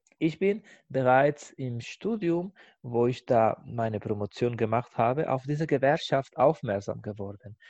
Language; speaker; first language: German; non-native, fluent; Spanish